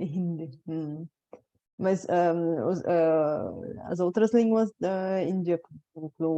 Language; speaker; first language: Portuguese; non-native, fluent; Bulgarian